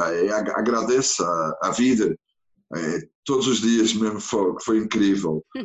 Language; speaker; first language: Portuguese; non-native, fluent; Dutch